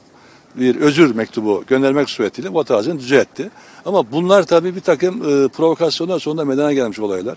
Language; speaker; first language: Turkish; native; Turkish